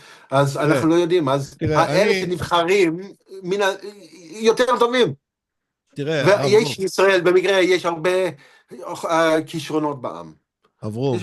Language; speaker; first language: Hebrew; non-native, fluent; English